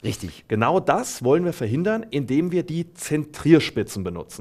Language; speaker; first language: German; native; German